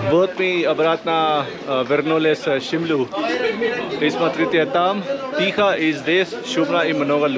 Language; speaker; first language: Russian; non-native, learner; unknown